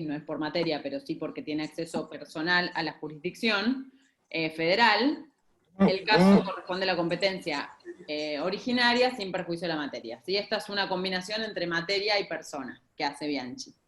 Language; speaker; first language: Spanish; native; Spanish